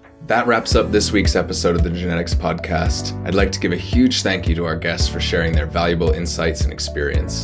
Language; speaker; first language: English; native; English